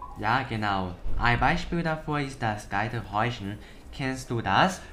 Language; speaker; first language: German; non-native, learner; Thai